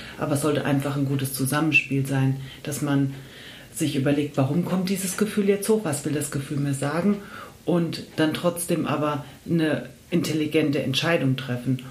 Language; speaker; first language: German; native; German